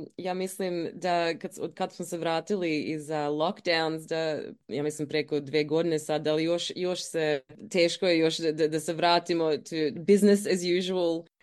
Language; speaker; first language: Serbian; early bilingual, other home language; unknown